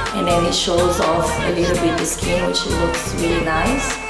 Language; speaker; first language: English; non-native, fluent; Portuguese